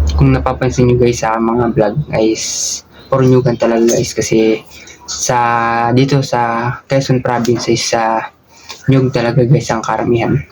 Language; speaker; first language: Filipino; native; Filipino